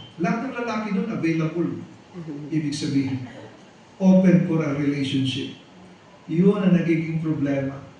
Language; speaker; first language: Filipino; non-native, local second language; Cebuano